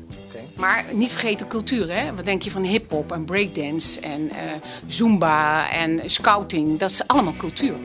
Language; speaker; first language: Dutch; native; Dutch